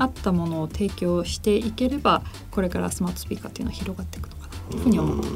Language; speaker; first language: Japanese; native; Japanese